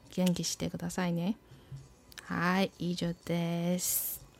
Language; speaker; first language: Japanese; non-native, learner; Chinese